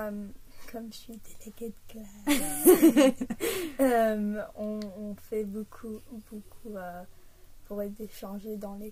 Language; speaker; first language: French; early bilingual, heritage; English